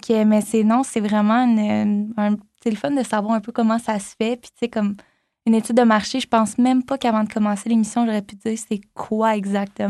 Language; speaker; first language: French; native; French